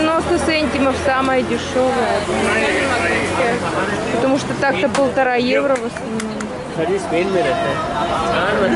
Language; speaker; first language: Russian; native; Russian